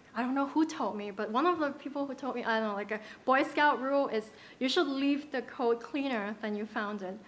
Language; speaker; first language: English; non-native, local second language; Cantonese